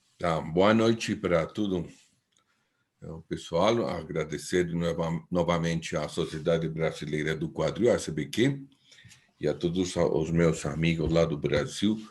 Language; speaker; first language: Portuguese; non-native, fluent; Spanish